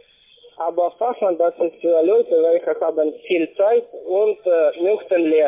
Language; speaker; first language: German; non-native, learner; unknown